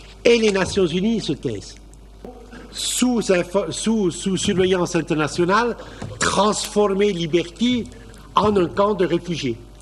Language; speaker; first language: French; native; French